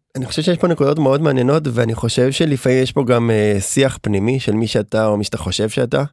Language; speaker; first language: Hebrew; native; Hebrew